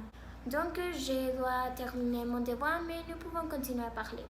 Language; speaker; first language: French; non-native, learner; Spanish